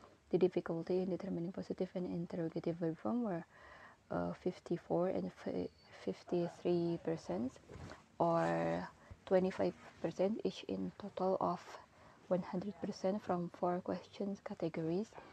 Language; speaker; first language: English; non-native, fluent; Indonesian